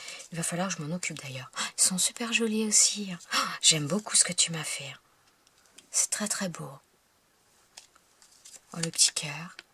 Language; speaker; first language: French; native; French